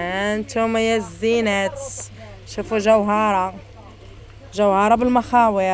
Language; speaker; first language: Arabic; native; Arabic